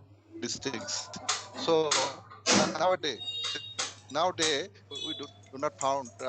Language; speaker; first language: English; non-native, learner; Bangla